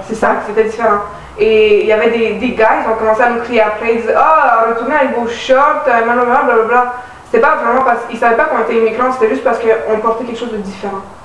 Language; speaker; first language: French; early bilingual, other home language; Romanian